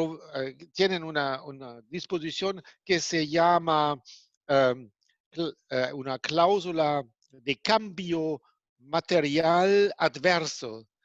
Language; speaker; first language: Spanish; non-native, fluent; German